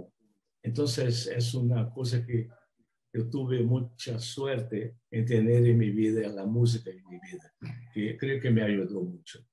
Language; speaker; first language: Spanish; non-native, fluent; Portuguese